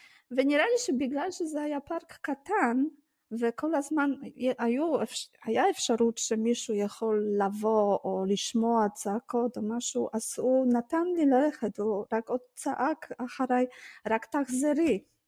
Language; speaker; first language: Hebrew; non-native, fluent; Polish